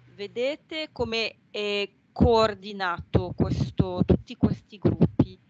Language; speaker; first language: Italian; non-native, fluent; French